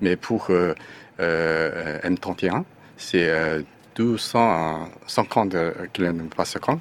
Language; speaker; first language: French; non-native, learner; Chinese